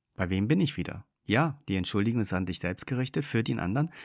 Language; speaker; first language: German; non-native, fluent; English